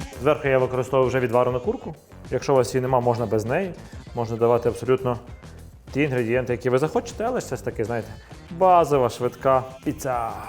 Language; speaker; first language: Ukrainian; native; Ukrainian